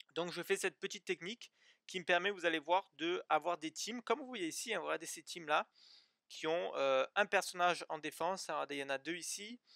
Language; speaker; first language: French; native; French